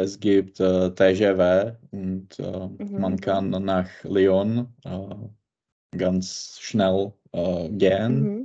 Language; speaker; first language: German; non-native, learner; Czech